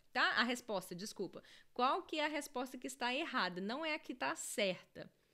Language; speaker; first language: Portuguese; native; Portuguese